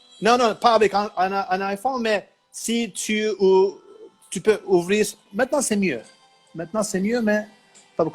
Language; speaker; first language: French; non-native, learner; Turkish